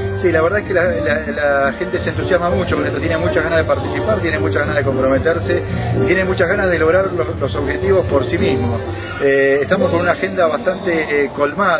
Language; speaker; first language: Spanish; native; Spanish